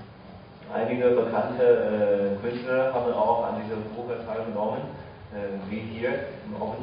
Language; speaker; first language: German; non-native, fluent; Chinese